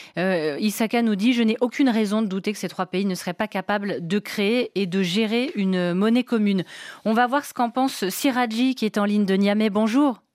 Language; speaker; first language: French; native; French